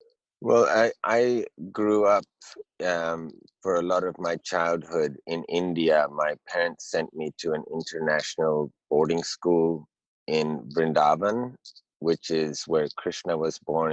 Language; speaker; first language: English; early bilingual, heritage; English